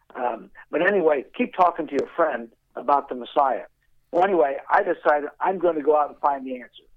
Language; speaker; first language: English; native; English